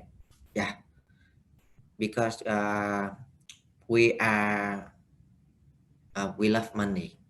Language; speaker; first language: English; non-native, learner; Vietnamese